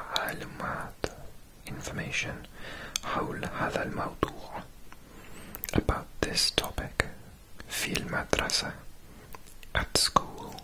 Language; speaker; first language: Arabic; non-native, learner; English